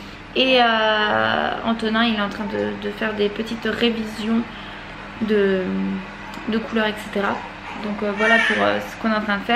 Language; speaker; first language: French; native; French